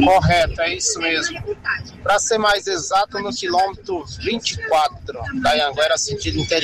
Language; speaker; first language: Portuguese; native; Portuguese